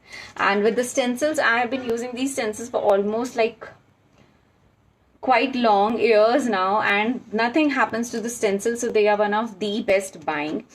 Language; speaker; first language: English; non-native, local second language; Hindi